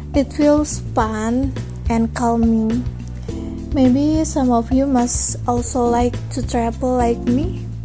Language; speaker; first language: English; non-native, learner; Indonesian